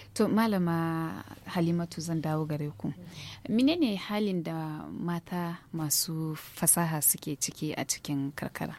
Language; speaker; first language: Hausa; native; Hausa